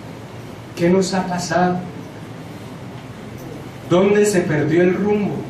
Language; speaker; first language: Spanish; native; Spanish